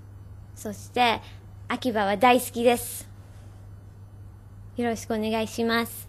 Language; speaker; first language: Japanese; non-native, learner; English